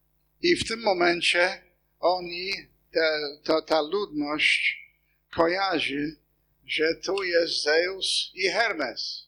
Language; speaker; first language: Polish; non-native, fluent; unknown